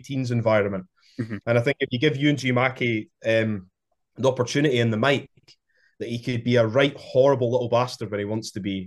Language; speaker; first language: English; native; English